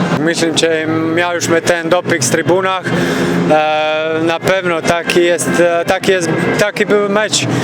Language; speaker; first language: Polish; non-native, learner; Croatian